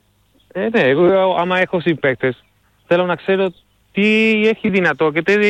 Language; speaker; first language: Greek; non-native, learner; Spanish